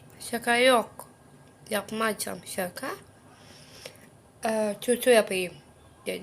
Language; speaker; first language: Turkish; non-native, learner; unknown